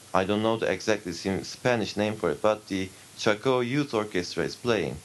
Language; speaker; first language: English; non-native, fluent; Turkish